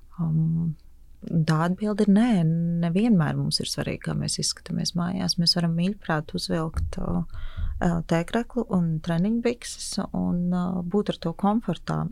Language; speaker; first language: Latvian; native; Latvian